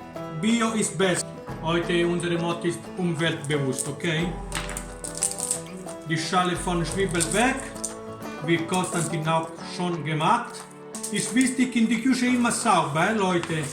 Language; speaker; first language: German; non-native, learner; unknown